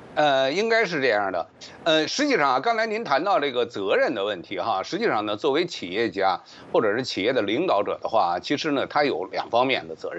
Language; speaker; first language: Chinese; native; Chinese